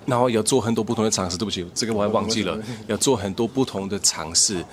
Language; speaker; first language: Chinese; non-native, fluent; German